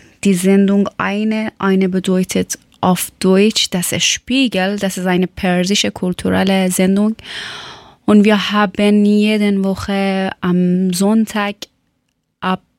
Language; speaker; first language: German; non-native, learner; Persian